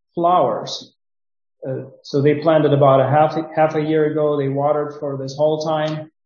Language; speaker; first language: English; non-native, fluent; Ukrainian